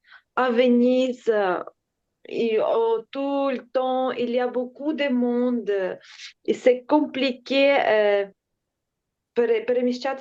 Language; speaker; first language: French; non-native, learner; Ukrainian